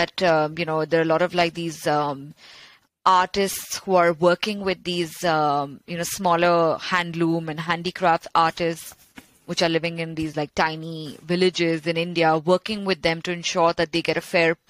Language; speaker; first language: English; non-native, local second language; Bangla